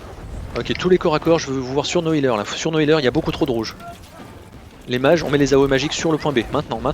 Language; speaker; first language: French; native; French